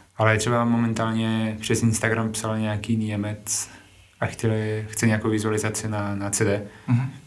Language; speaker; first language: Czech; non-native, fluent; Spanish